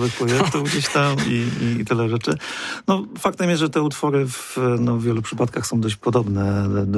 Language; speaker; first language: Polish; native; Polish